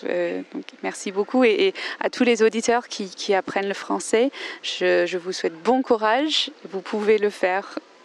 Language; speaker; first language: French; non-native, fluent; English